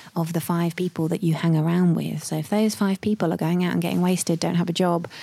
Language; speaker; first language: English; native; English